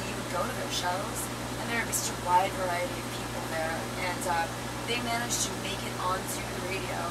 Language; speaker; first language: English; native; English